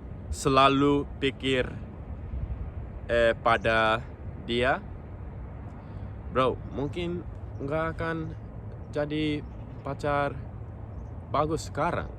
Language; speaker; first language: Indonesian; non-native, local second language; English